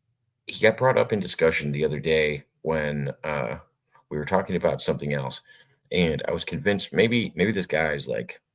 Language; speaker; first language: English; native; English